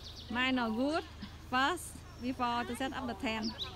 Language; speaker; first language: English; non-native, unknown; Vietnamese